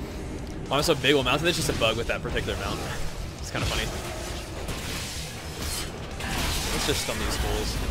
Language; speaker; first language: English; native; English